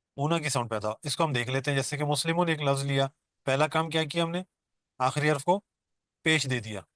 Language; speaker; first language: Urdu; non-native, local second language; Baluchi